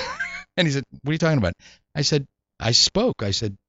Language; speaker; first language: English; native; English